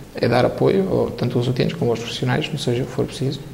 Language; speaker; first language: Portuguese; non-native, fluent; Romanian